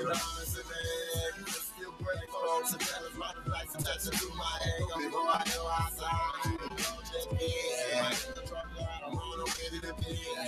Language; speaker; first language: English; native; English